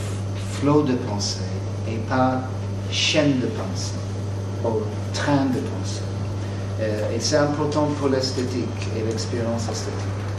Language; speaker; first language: French; non-native, fluent; English